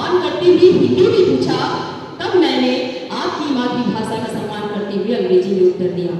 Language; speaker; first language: Hindi; native; Hindi